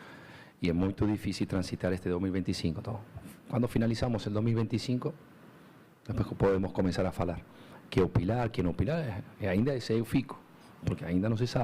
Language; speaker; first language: Portuguese; non-native, learner; Spanish